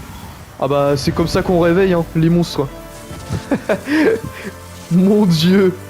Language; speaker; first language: French; native; French